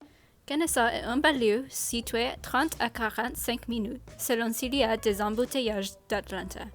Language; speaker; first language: French; non-native, learner; English